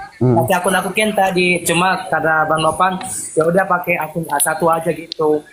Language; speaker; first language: Indonesian; native; Indonesian